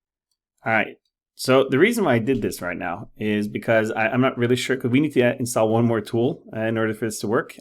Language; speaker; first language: English; non-native, fluent; Norwegian